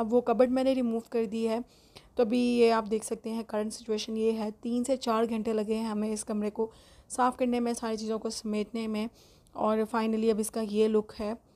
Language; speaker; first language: Urdu; native; Urdu